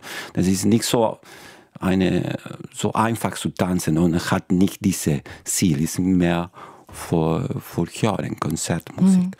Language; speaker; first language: German; non-native, fluent; Spanish